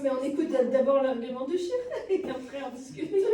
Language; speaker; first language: French; native; French